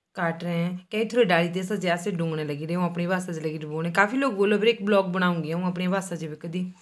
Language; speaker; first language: Hindi; native; Hindi